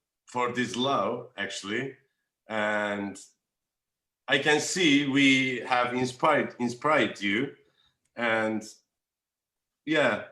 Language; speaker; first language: English; non-native, fluent; Turkish